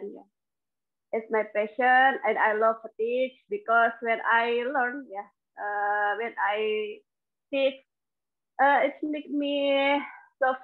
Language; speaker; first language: English; non-native, learner; Indonesian